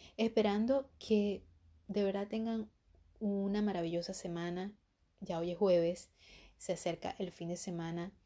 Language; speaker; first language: Spanish; native; Spanish